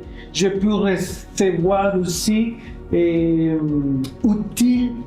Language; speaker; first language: French; non-native, learner; Spanish